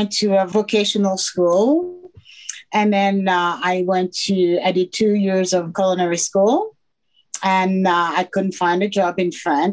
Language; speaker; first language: English; non-native, fluent; French